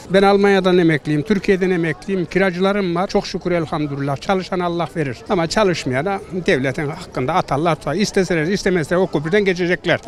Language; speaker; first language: Turkish; native; Turkish